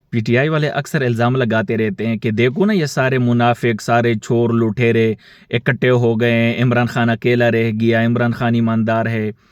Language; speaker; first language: Urdu; non-native, local second language; Pashto